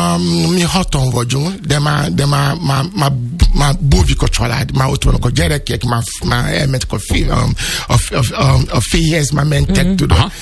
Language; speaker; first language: Hungarian; non-native, learner; Yoruba